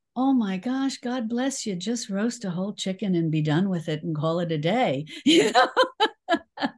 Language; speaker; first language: English; native; English